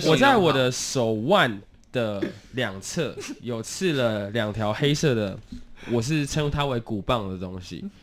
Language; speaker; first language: Chinese; native; Chinese